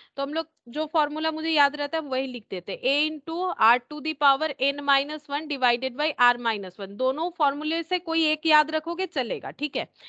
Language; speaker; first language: Hindi; native; Hindi